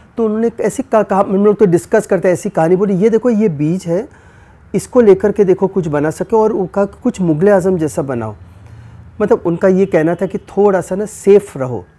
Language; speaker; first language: Hindi; native; Hindi